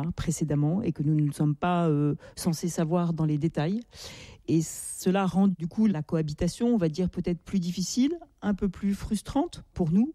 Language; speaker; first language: French; native; French